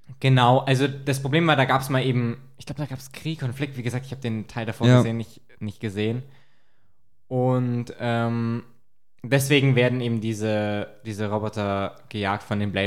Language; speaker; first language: German; native; German